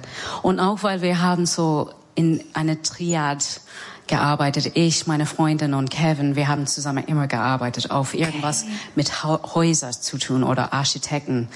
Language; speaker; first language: German; non-native, fluent; English